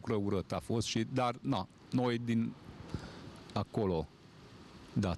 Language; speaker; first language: Romanian; non-native, local second language; Hungarian